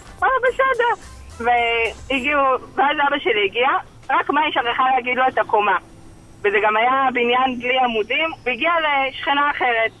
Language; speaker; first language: Hebrew; native; Hebrew